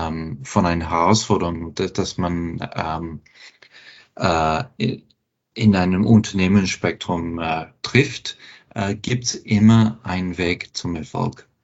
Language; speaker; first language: German; non-native, fluent; English